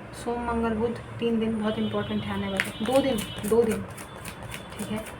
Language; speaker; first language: Hindi; non-native, local second language; Bangla